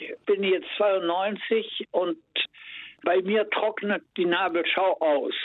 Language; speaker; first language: German; native; German